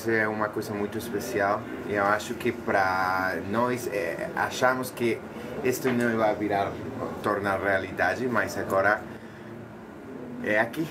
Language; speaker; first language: Portuguese; non-native, fluent; Spanish